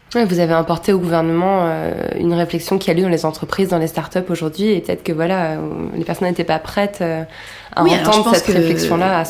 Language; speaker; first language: French; native; French